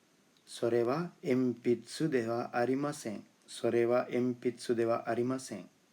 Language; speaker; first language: Japanese; non-native, fluent; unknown